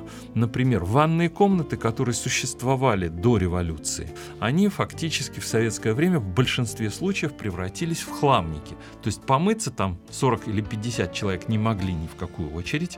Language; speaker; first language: Russian; native; Russian